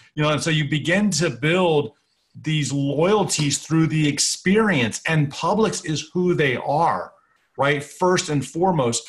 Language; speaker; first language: English; native; English